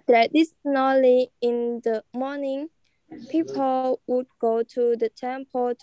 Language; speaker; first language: English; non-native, learner; Khmer